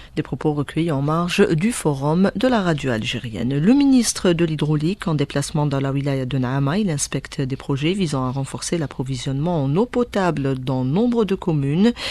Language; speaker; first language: French; non-native, local second language; Arabic